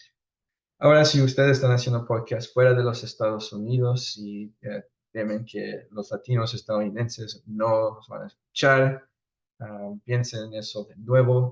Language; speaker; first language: Spanish; early bilingual, heritage; Spanish